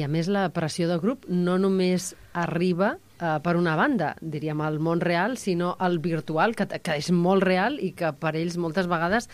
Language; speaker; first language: Catalan; native; Catalan